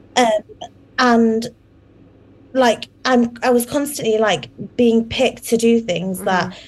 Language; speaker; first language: English; native; English